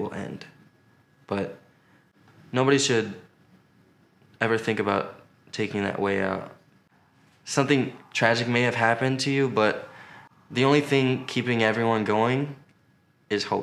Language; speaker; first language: English; native; English